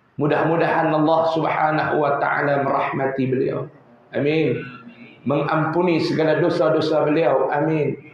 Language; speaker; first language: Malay; native; Malay